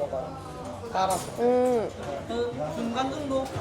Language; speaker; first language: Korean; native; Korean